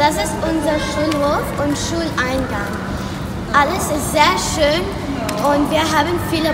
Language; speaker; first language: German; non-native, learner; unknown